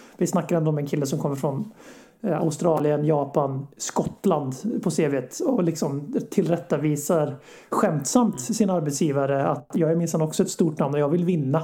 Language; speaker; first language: Swedish; native; Swedish